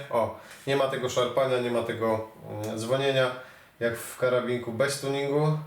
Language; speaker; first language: Polish; native; Polish